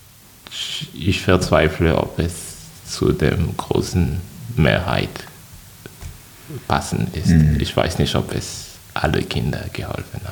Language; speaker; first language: German; non-native, fluent; French